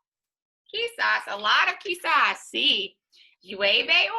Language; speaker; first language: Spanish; non-native, fluent; English